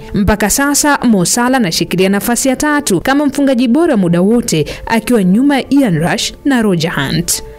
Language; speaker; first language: Swahili; native; Swahili